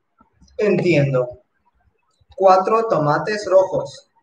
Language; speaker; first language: Spanish; non-native, fluent; Hindi